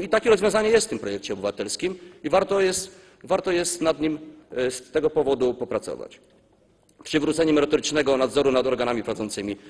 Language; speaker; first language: Polish; native; Polish